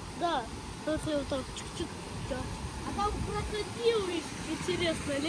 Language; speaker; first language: Russian; early bilingual, heritage; Russian